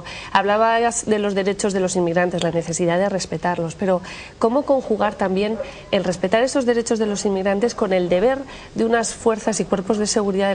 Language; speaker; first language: Spanish; native; Spanish